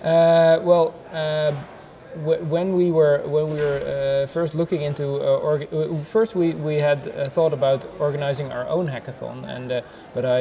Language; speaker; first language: English; non-native, fluent; Dutch